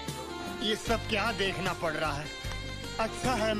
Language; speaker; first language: English; non-native, local second language; Hindi